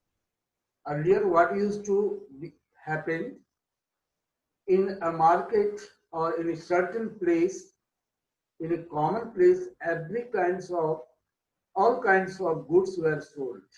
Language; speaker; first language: English; non-native, local second language; Hindi